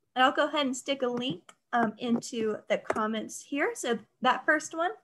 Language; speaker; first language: English; native; English